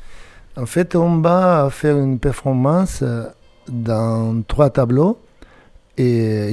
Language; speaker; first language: French; non-native, fluent; Spanish